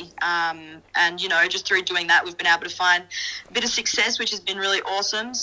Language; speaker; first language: English; native; English